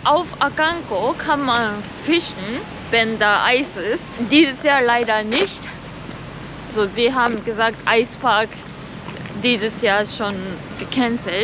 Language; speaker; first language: German; non-native, learner; Japanese